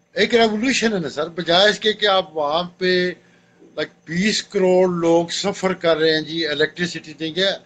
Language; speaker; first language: Urdu; non-native, local second language; Punjabi